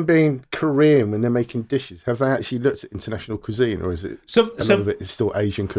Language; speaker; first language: English; native; English